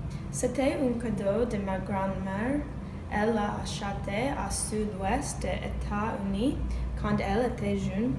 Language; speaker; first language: French; non-native, learner; English